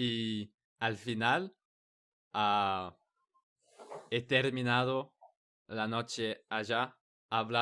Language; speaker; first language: Spanish; non-native, learner; English